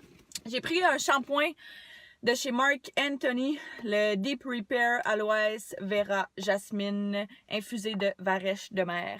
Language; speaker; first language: French; native; French